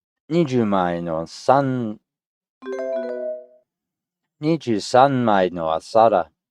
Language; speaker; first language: Japanese; non-native, learner; English